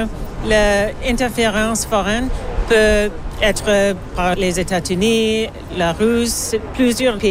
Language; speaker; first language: French; non-native, learner; English